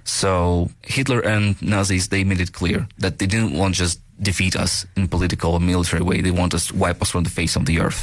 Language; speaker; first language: English; non-native, fluent; Russian